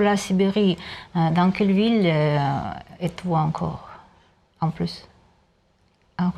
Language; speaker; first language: French; non-native, learner; Russian